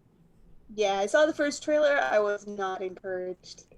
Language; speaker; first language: English; native; English